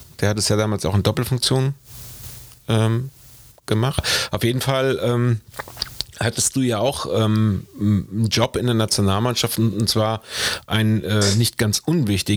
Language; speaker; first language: German; native; German